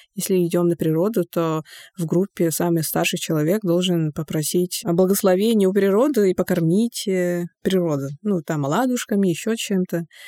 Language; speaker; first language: Russian; non-native, local second language; Yakut